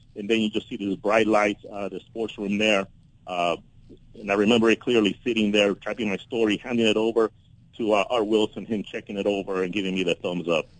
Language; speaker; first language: English; early bilingual, other home language; Spanish